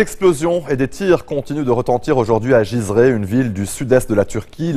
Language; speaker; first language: French; non-native, local second language; Arabic